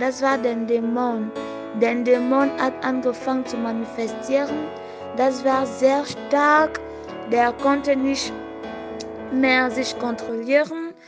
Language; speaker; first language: German; non-native, fluent; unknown